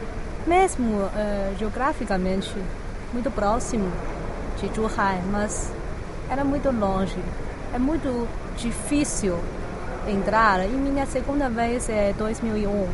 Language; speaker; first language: Portuguese; non-native, fluent; Chinese